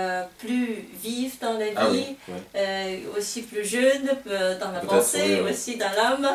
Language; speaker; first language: French; non-native, fluent; Kazakh